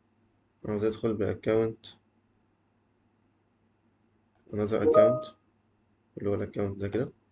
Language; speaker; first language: Arabic; native; Arabic